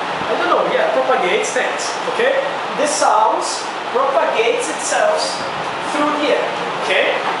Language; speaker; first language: English; non-native, fluent; Portuguese